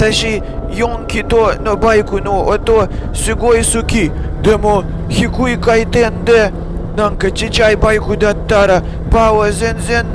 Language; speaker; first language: Japanese; non-native, learner; Russian